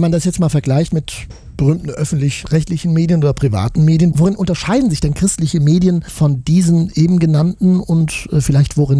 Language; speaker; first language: German; native; German